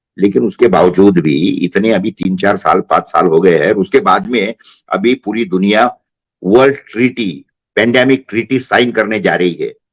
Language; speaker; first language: Hindi; non-native, local second language; Marathi